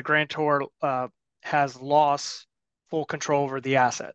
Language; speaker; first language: English; native; English